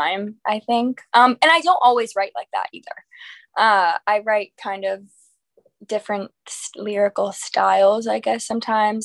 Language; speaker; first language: English; native; English